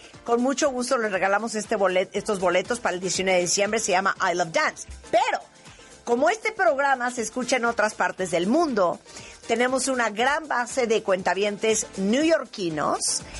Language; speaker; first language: Spanish; native; Spanish